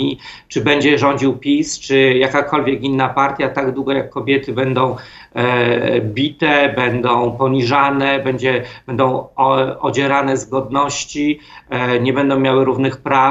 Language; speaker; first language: Polish; native; Polish